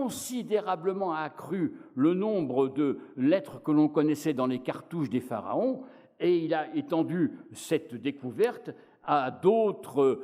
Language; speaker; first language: French; native; French